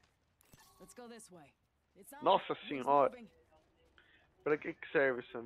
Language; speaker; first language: Portuguese; native; Portuguese